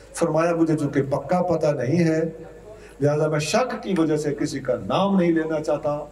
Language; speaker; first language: Urdu; non-native, local second language; Punjabi